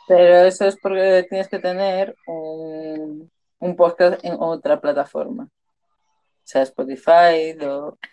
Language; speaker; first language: Spanish; native; Spanish